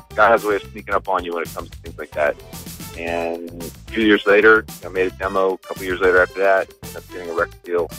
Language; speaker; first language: English; native; English